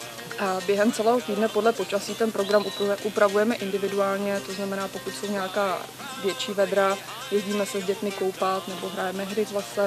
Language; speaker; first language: Czech; native; Czech